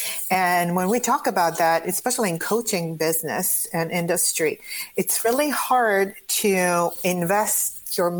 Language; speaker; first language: English; non-native, fluent; Croatian